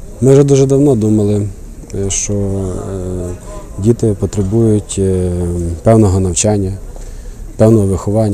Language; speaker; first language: Ukrainian; native; Ukrainian